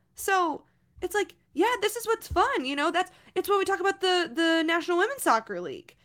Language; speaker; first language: English; native; English